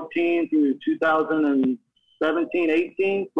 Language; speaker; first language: English; native; English